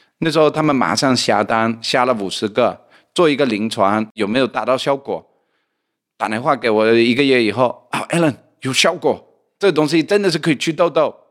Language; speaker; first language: Chinese; non-native, fluent; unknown